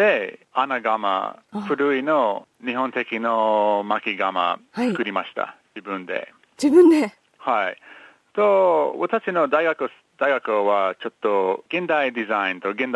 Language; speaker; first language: Japanese; non-native, learner; English